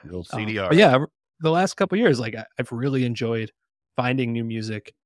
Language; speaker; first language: English; native; English